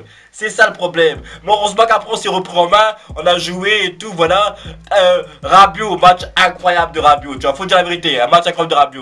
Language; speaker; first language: French; native; French